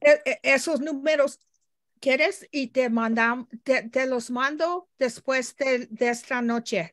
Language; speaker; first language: Spanish; non-native, learner; English